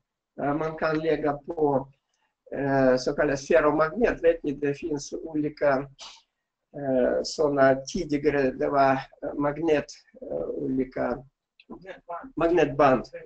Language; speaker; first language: Swedish; non-native, fluent; Russian